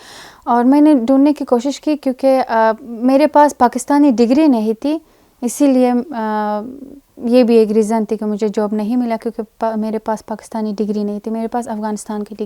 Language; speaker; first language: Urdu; non-native, fluent; Persian